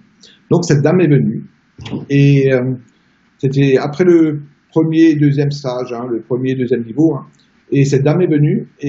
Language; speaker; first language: French; native; French